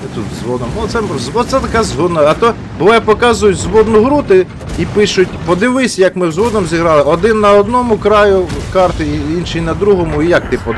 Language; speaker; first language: Ukrainian; native; Ukrainian